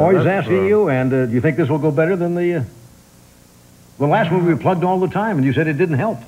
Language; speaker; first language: English; native; English